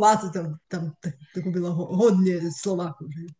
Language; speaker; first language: Czech; non-native, fluent; Bulgarian